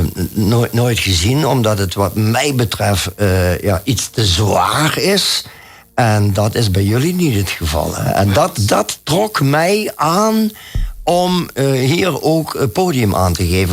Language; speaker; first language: Dutch; native; Dutch